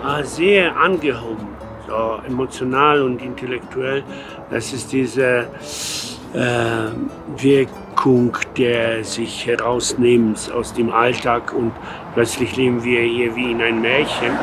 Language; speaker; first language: German; non-native, fluent; Polish